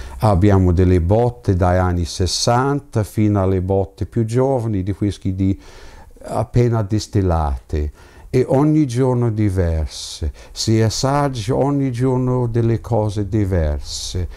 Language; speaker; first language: Italian; non-native, fluent; English